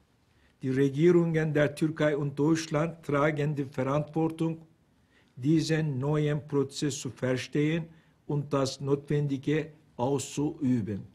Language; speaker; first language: German; non-native, fluent; Turkish